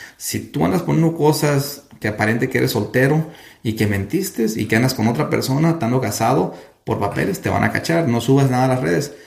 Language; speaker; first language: Spanish; early bilingual, heritage; Spanish